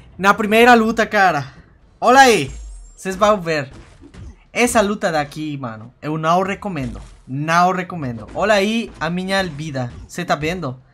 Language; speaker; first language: Portuguese; non-native, fluent; Spanish